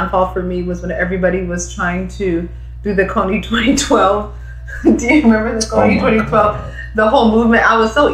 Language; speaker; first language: English; non-native, local second language; Swahili